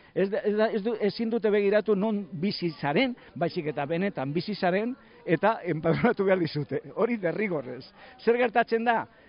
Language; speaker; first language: Basque; non-native, local second language; Spanish